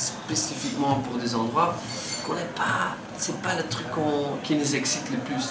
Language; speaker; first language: French; non-native, fluent; Dutch